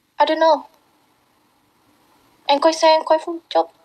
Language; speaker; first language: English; non-native, learner; Indonesian